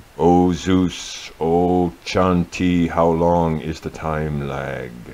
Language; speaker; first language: English; native; English